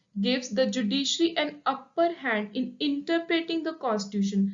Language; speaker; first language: English; non-native, local second language; Punjabi